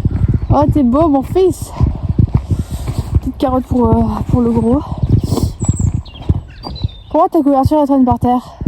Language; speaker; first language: French; native; French